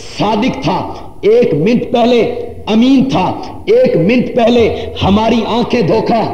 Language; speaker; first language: Urdu; non-native, local second language; Punjabi